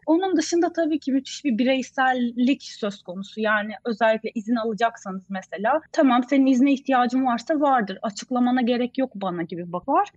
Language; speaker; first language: Turkish; native; Turkish